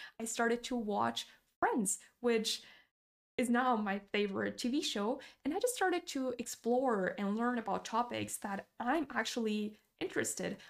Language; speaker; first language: English; non-native, fluent; Portuguese